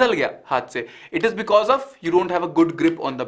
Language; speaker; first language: English; non-native, local second language; Hindi